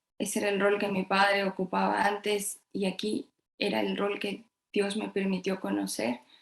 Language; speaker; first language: Spanish; early bilingual, heritage; Spanish